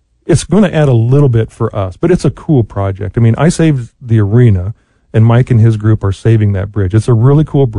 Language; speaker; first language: English; native; English